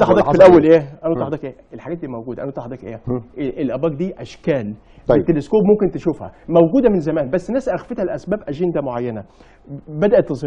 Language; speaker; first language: Arabic; native; Arabic